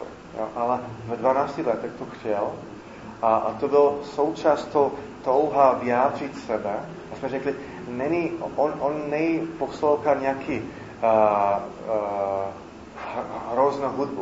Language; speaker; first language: Czech; non-native, fluent; English